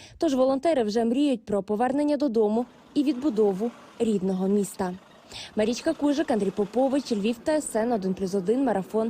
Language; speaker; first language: Ukrainian; native; Ukrainian